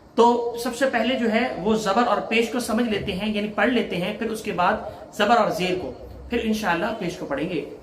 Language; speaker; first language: Urdu; native; Urdu